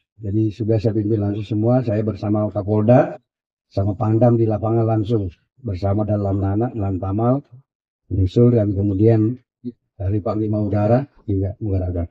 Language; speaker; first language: Indonesian; non-native, local second language; Buginese